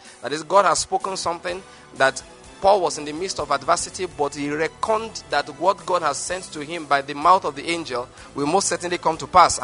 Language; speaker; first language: English; non-native, local second language; Igbo